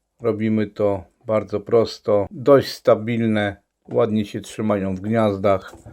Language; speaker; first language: Polish; native; Polish